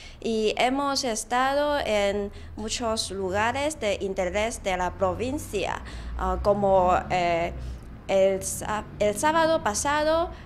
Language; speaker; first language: Spanish; non-native, learner; Chinese